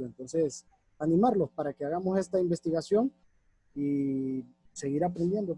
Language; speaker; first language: Spanish; native; Spanish